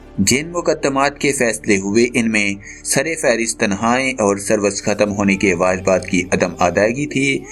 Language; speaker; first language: Urdu; native; Urdu